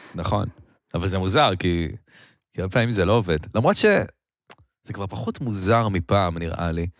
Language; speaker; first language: Hebrew; native; Hebrew